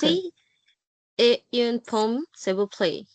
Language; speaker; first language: French; non-native, learner; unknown